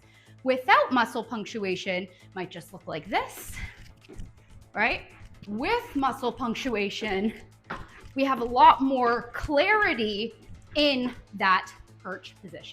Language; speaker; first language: English; native; English